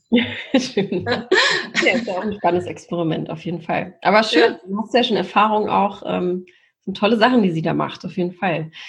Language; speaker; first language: German; native; German